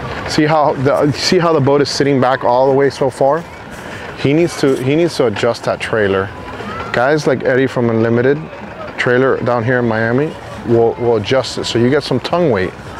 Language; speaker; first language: English; early bilingual, other home language; Spanish